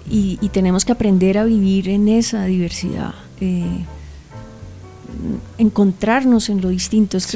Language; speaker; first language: Spanish; native; Spanish